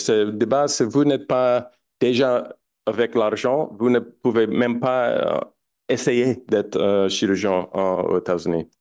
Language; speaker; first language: French; non-native, fluent; English